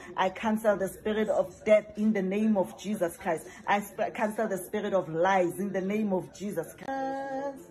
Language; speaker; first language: English; non-native, local second language; Southern Sotho